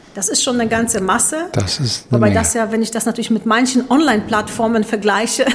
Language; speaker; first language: German; non-native, fluent; Polish